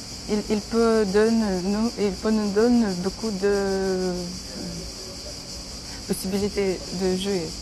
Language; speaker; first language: French; non-native, learner; Ukrainian